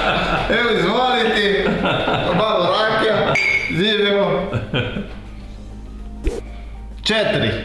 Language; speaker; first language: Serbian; non-native, learner; Portuguese